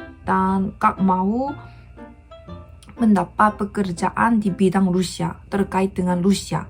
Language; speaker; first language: Indonesian; non-native, fluent; Korean